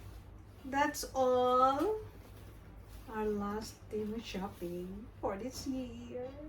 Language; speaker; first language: English; non-native, local second language; Filipino